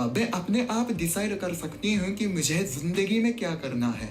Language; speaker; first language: Hindi; non-native, fluent; Japanese